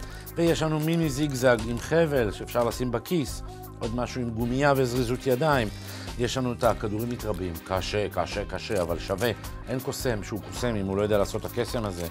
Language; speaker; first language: Hebrew; native; Hebrew